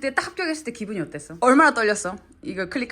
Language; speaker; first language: Korean; native; Korean